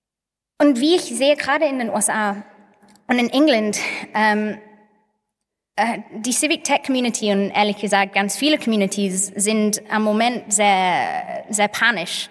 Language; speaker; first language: German; non-native, fluent; English